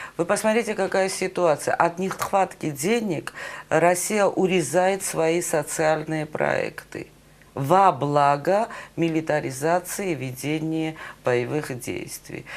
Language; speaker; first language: Russian; non-native, local second language; Georgian